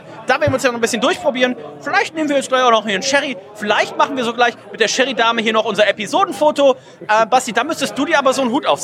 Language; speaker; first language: German; native; German